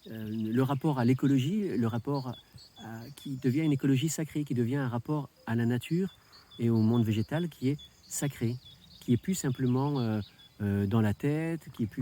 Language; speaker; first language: French; native; French